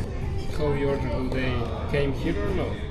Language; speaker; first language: English; non-native, learner; Serbian